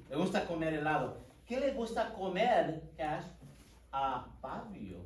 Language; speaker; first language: Spanish; non-native, fluent; English